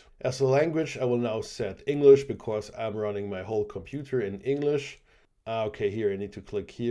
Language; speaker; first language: English; non-native, fluent; German